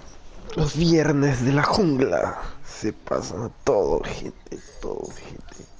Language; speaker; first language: Spanish; native; Spanish